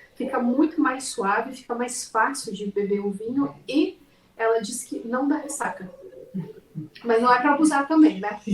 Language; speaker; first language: Portuguese; native; Portuguese